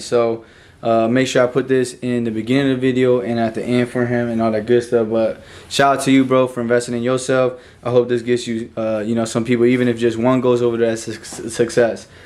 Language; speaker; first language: English; early bilingual, other home language; Spanish